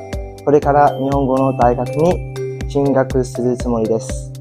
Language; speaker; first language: Japanese; non-native, learner; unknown